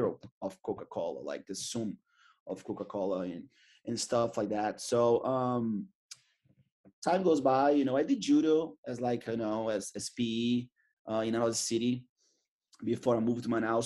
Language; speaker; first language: English; non-native, fluent; Portuguese